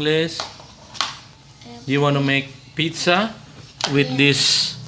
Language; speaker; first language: English; non-native, fluent; Indonesian